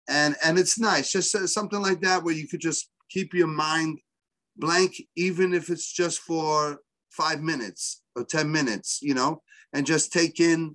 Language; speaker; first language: English; native; English